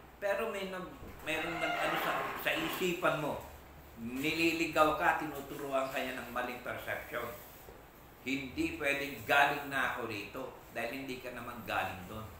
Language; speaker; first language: Filipino; non-native, local second language; Iloko